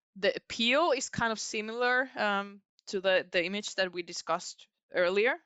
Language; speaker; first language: English; non-native, fluent; Finnish